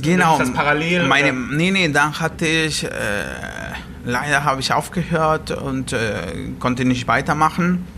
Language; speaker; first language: German; non-native, learner; Spanish